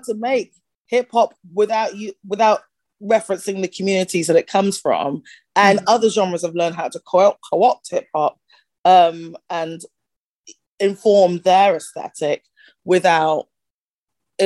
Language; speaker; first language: English; native; English